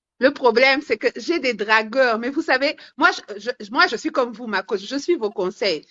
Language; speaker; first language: French; non-native, local second language; Wolof